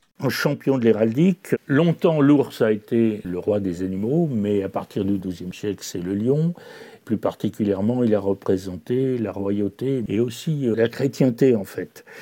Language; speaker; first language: French; native; French